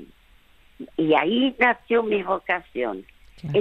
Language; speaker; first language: Spanish; early bilingual, other home language; French